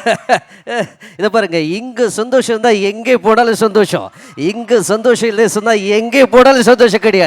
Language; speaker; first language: Tamil; native; Tamil